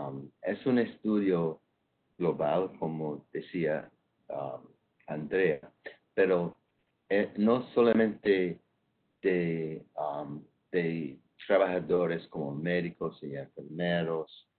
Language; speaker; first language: Spanish; non-native, fluent; English